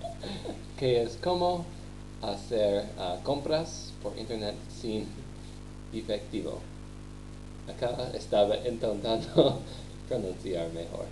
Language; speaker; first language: Spanish; non-native, learner; English